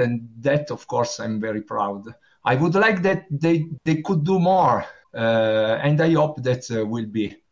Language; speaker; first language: English; non-native, learner; Italian